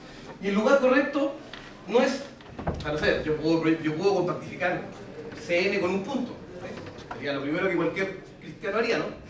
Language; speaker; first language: Spanish; native; Spanish